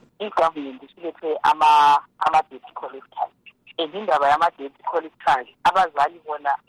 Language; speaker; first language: Zulu; native; Zulu